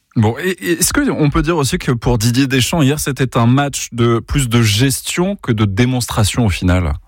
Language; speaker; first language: French; native; French